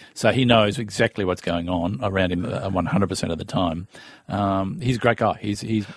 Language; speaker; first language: English; native; English